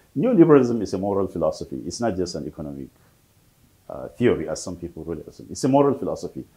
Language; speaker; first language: English; non-native, local second language; Hausa